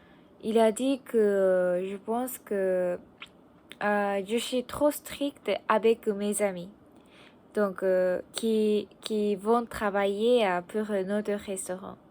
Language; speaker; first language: French; non-native, learner; Japanese